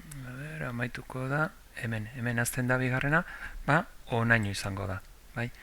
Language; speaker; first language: Basque; non-native, local second language; Spanish